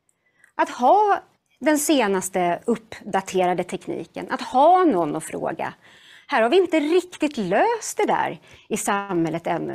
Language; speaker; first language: Swedish; native; Swedish